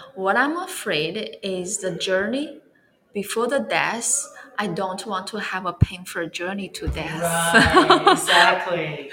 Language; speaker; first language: English; non-native, fluent; Chinese